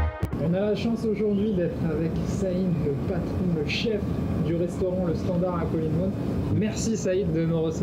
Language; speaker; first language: French; native; French